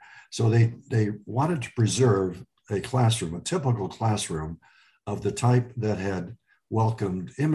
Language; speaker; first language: English; early bilingual, other home language; Arabic